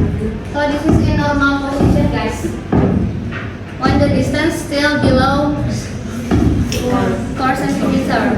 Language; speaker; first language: English; non-native, learner; Indonesian